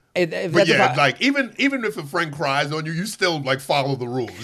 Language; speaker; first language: English; native; English